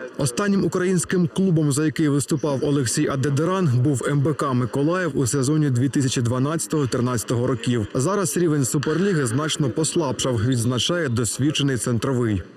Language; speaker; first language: Ukrainian; native; Ukrainian